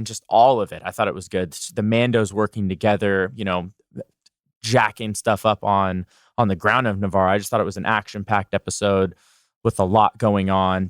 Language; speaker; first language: English; native; English